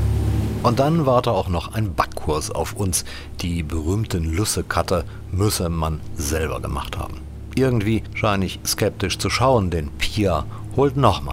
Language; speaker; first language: German; native; German